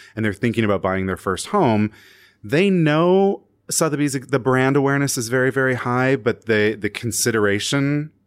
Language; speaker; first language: English; native; English